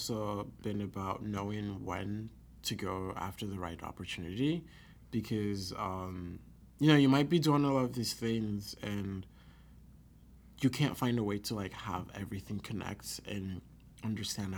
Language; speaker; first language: English; non-native, local second language; Yoruba